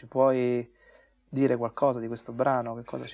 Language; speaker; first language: Italian; native; Italian